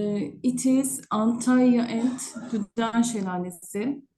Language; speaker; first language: Turkish; native; Turkish